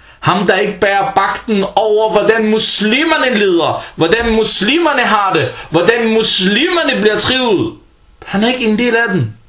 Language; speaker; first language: Danish; early bilingual, other home language; Arabic